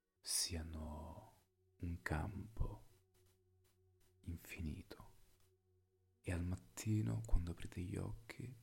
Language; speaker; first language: Italian; native; Italian